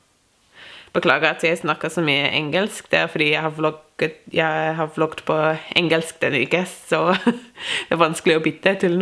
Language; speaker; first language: Norwegian; non-native, fluent; English